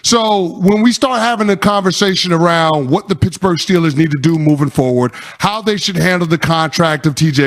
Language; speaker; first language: English; native; English